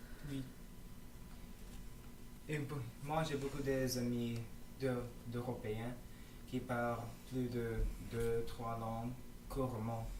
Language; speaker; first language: French; non-native, learner; English